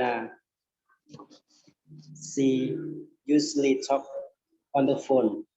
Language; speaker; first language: English; non-native, learner; Thai